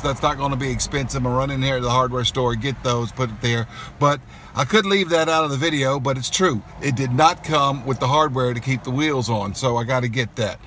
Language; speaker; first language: English; native; English